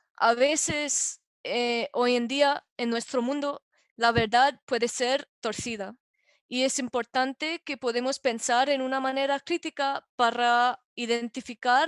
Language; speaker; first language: Spanish; non-native, fluent; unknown